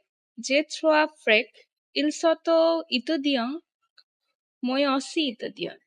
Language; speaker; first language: French; non-native, learner; Bangla